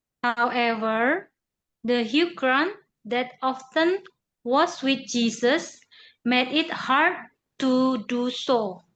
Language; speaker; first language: English; non-native, learner; Indonesian